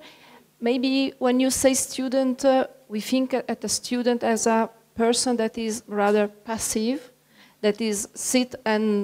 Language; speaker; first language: English; non-native, fluent; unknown